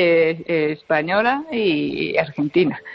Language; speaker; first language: Spanish; non-native, learner; Japanese